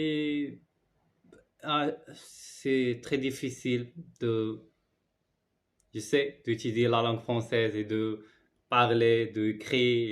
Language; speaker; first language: French; non-native, learner; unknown